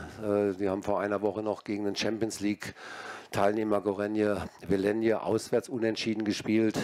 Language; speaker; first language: German; native; German